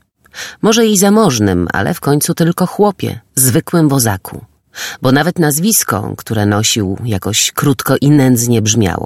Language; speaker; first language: Polish; native; Polish